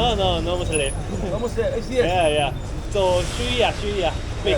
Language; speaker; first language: English; non-native, learner; Korean